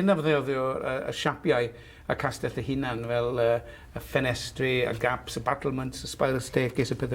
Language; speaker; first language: Welsh; native; Welsh